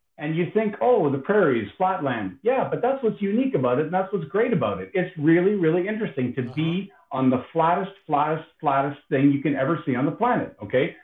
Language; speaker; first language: English; early bilingual, other home language; Ukrainian